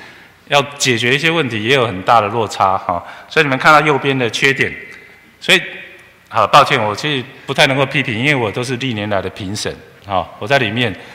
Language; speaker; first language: Chinese; native; Chinese